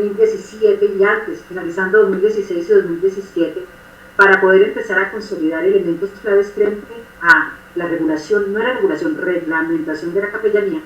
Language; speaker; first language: Spanish; native; Spanish